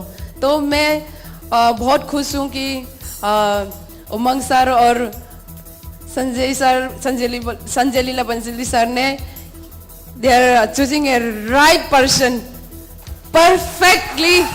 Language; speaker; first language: Hindi; non-native, local second language; Manipuri